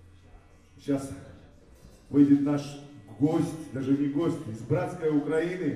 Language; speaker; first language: Russian; native; Russian